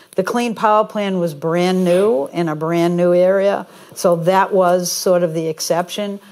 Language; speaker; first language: English; native; English